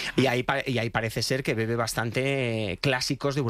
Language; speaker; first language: Spanish; native; Spanish